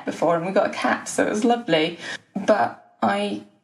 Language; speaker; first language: English; early bilingual, other home language; Polish